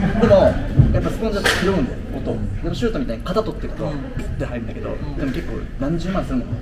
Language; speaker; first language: Japanese; native; Japanese